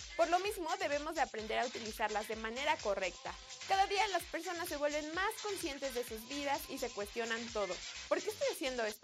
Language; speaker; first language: Spanish; native; Spanish